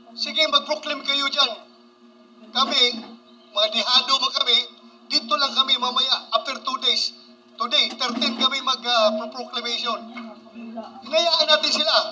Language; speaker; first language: Filipino; non-native, local second language; Cebuano